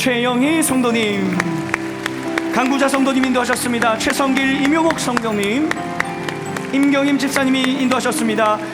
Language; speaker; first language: Korean; native; Korean